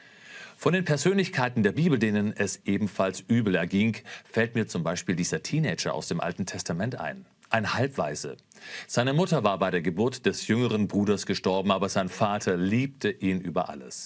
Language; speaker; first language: German; native; German